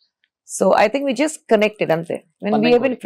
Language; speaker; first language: Telugu; non-native, local second language; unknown